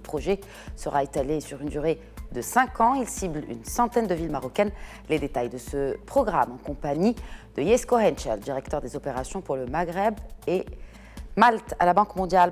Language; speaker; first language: French; non-native, local second language; Arabic